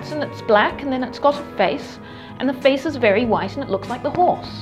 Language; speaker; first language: English; native; English